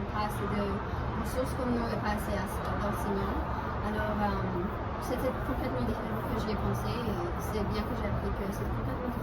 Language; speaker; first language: French; non-native, learner; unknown